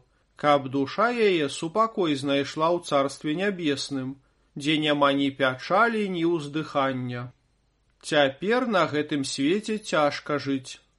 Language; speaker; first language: Belarusian; native; Belarusian